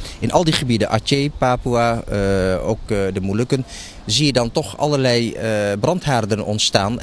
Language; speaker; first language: Dutch; early bilingual, other home language; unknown